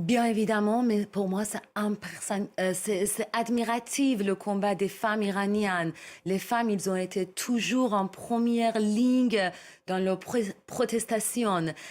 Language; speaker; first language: French; non-native, learner; Persian